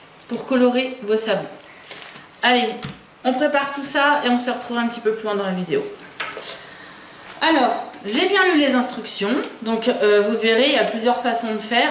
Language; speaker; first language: French; native; French